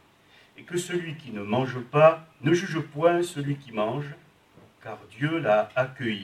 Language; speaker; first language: French; native; French